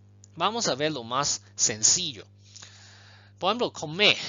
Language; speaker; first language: Spanish; non-native, fluent; Chinese